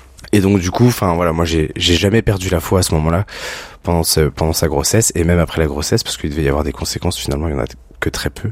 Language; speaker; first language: French; native; French